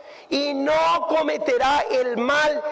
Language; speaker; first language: Spanish; native; Spanish